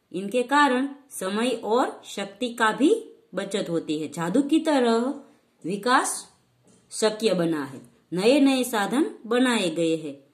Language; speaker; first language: Hindi; non-native, local second language; Gujarati